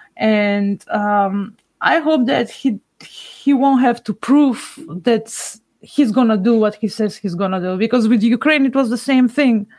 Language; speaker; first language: English; non-native, fluent; Macedonian